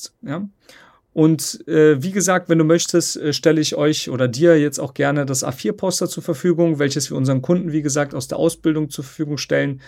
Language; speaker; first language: German; native; German